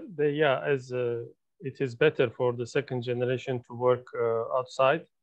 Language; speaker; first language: English; non-native, fluent; Turkish